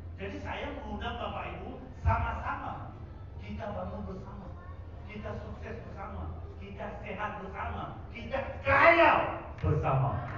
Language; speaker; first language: Indonesian; non-native, fluent; Tamil